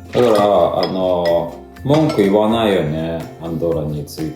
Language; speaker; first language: Japanese; non-native, fluent; Lithuanian